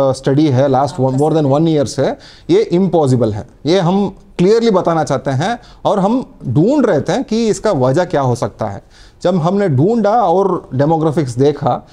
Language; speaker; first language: Hindi; non-native, local second language; Kannada